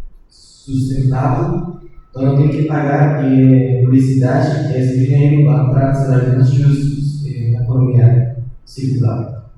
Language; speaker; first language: Portuguese; non-native, learner; Spanish